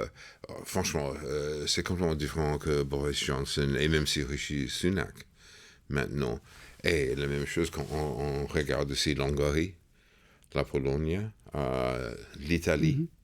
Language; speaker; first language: French; non-native, fluent; English